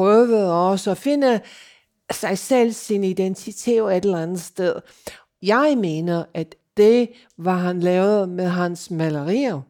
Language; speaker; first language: Danish; non-native, fluent; English